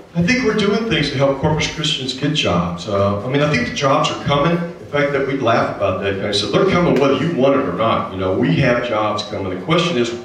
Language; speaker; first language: English; native; English